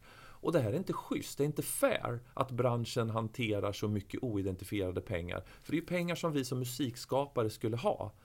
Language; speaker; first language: Swedish; native; Swedish